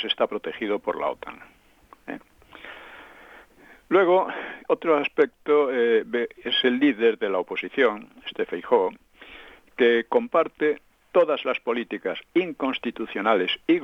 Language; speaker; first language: Spanish; non-native, local second language; Galician